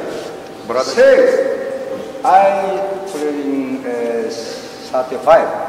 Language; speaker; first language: English; non-native, learner; Japanese